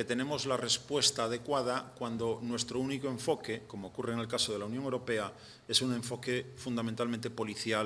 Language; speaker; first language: Spanish; native; Spanish